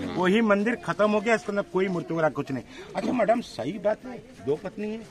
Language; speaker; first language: Hindi; non-native, local second language; Odia